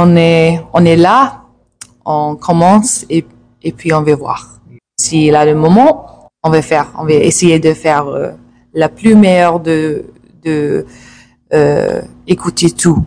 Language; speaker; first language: French; non-native, learner; English